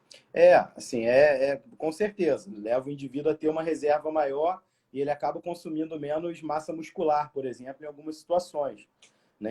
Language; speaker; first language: Portuguese; native; Portuguese